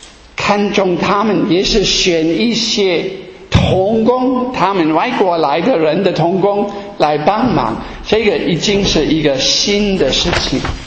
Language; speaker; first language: Chinese; non-native, fluent; German